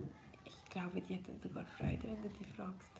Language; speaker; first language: German; native; German